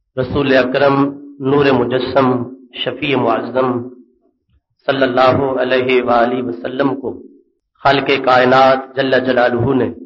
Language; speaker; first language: Urdu; native; Urdu